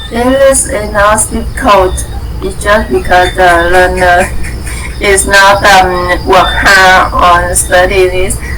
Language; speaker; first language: English; non-native, learner; Vietnamese